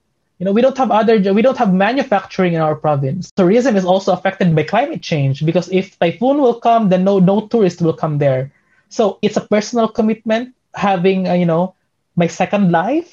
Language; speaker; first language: English; non-native, local second language; Waray